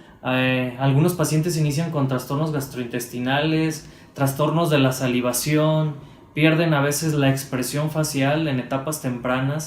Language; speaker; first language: Spanish; native; Spanish